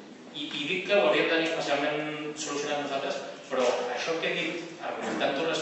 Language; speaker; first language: Catalan; native; Catalan